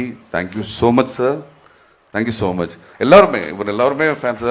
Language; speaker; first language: Tamil; non-native, learner; Malayalam